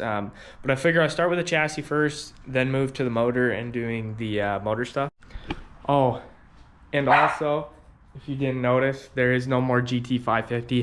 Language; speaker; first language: English; native; English